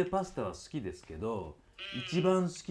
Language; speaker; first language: Japanese; native; Japanese